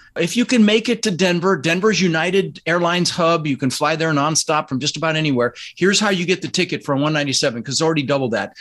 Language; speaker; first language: English; early bilingual, other home language; Dutch